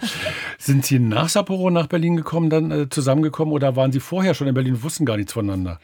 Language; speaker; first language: German; native; German